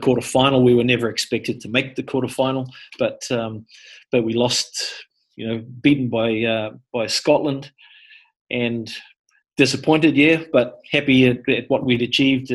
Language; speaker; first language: English; native; English